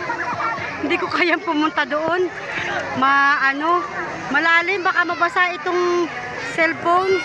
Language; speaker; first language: Filipino; native; Filipino